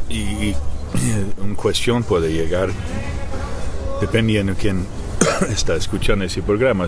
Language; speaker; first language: Spanish; non-native, learner; English